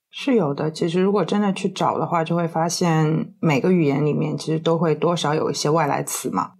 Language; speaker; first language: Chinese; native; Chinese